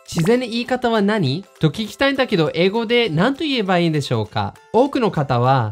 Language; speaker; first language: Japanese; non-native, fluent; English